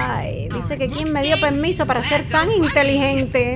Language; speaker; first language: Spanish; native; Spanish